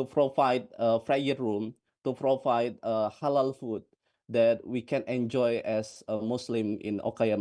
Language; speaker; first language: English; non-native, fluent; Indonesian